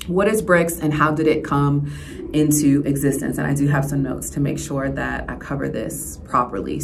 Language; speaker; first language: English; native; English